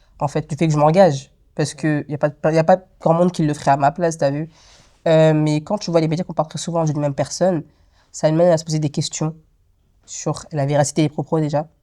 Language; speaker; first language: French; early bilingual, other home language; Lingala